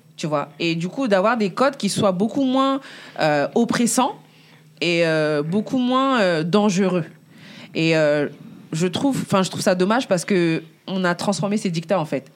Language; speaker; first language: French; early bilingual, other home language; Bambara